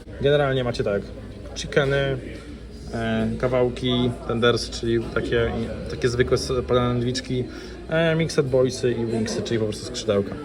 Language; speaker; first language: Polish; native; Polish